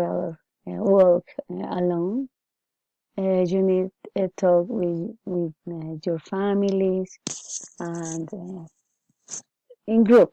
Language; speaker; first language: English; non-native, learner; Spanish